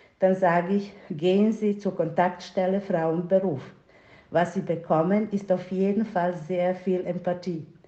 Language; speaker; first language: German; non-native, fluent; Serbian